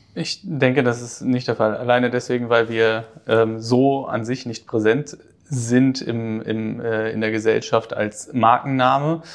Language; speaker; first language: German; native; German